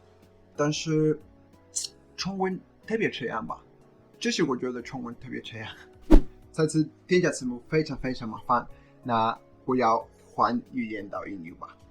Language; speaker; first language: Chinese; non-native, fluent; Spanish